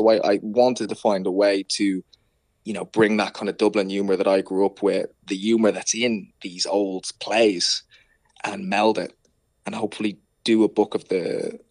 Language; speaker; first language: English; native; English